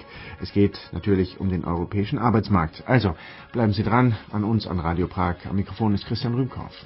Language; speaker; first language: German; native; German